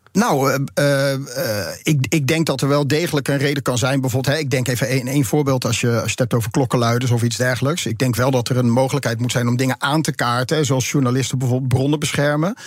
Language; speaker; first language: Dutch; native; Dutch